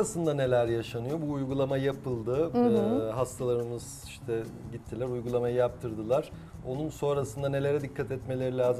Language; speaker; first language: Turkish; native; Turkish